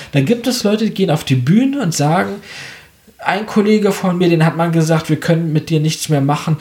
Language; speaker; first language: German; native; German